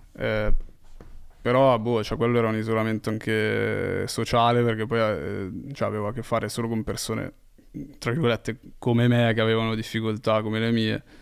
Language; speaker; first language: Italian; native; Italian